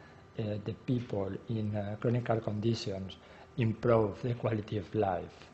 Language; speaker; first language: English; non-native, learner; Spanish